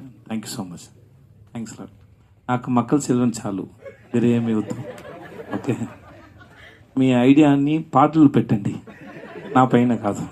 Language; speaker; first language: Telugu; non-native, learner; Tamil